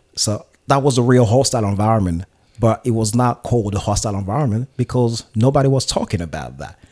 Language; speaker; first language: English; non-native, fluent; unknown